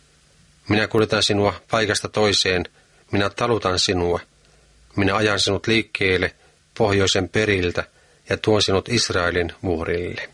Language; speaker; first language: Finnish; native; Finnish